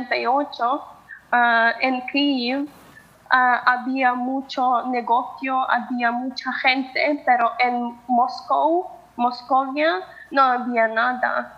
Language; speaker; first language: Spanish; non-native, fluent; Ukrainian